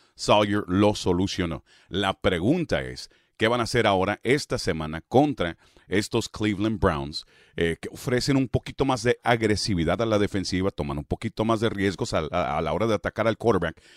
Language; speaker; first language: Spanish; early bilingual, heritage; Spanish